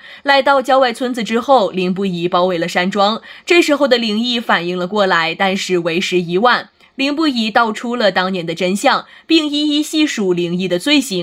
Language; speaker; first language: Chinese; native; Chinese